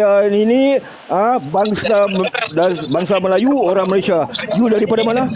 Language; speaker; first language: Malay; native; Malay